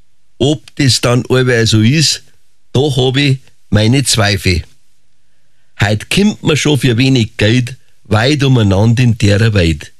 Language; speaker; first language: German; native; German